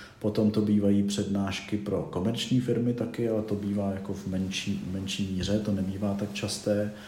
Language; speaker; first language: Czech; native; Czech